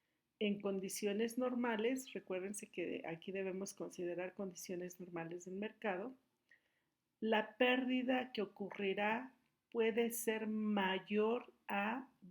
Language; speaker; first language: Spanish; native; Spanish